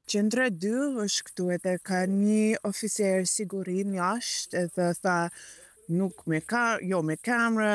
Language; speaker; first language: Albanian; non-native, learner; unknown